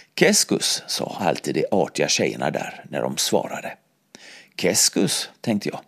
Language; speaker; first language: Swedish; native; Swedish